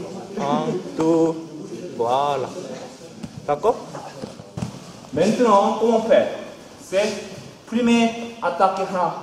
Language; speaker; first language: French; non-native, learner; Korean